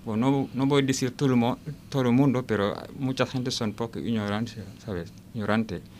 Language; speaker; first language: Spanish; non-native, learner; Wolof